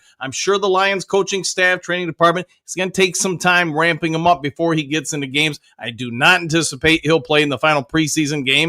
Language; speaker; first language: English; native; English